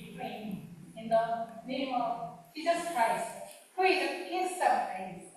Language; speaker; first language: English; non-native, learner; Korean